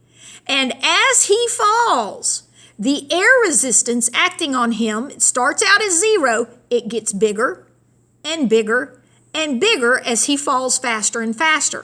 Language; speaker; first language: English; native; English